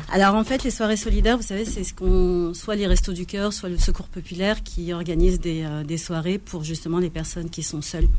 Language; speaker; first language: French; early bilingual, other home language; Arabic